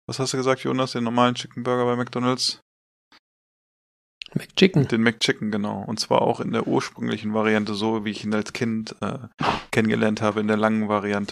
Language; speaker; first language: German; native; German